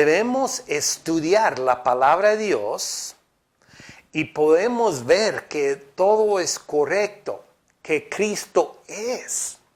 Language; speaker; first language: Spanish; non-native, fluent; English